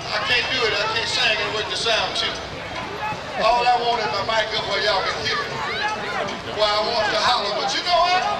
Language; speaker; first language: English; native; English